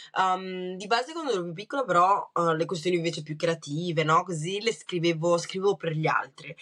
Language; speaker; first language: Italian; early bilingual, other home language; Kinyarwanda